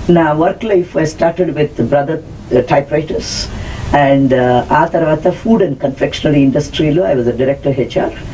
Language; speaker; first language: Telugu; non-native, local second language; Tamil